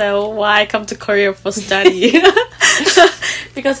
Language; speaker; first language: English; non-native, learner; Vietnamese